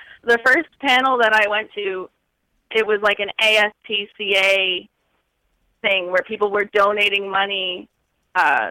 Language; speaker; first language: English; native; English